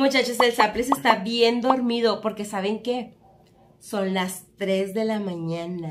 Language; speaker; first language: Spanish; native; Spanish